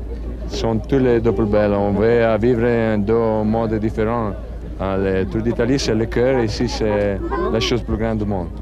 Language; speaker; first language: French; non-native, learner; Italian